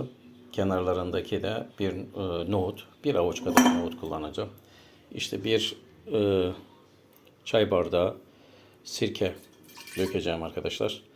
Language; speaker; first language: Turkish; native; Turkish